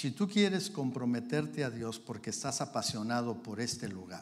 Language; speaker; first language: Spanish; early bilingual, heritage; Spanish